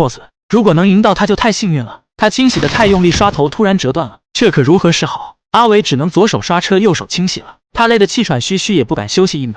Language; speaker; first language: Chinese; native; Chinese